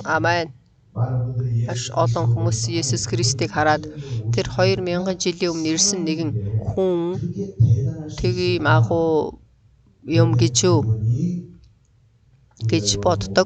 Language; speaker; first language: Mongolian; early bilingual, other home language; Korean